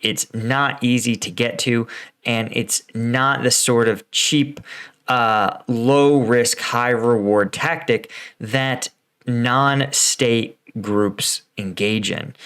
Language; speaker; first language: English; native; English